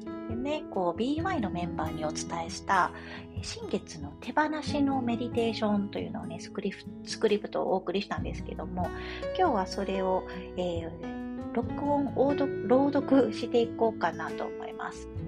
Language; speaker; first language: Japanese; native; Japanese